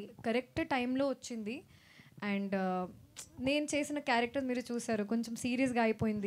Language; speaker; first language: Telugu; non-native, fluent; Hindi